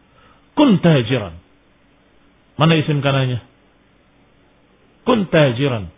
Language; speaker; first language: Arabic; non-native, fluent; Indonesian